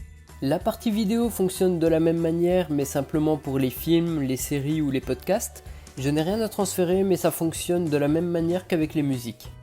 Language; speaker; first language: French; native; French